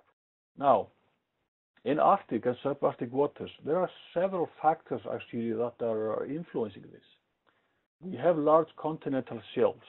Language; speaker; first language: English; non-native, fluent; Icelandic